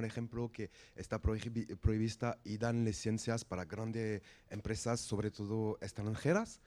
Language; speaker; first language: Spanish; non-native, fluent; French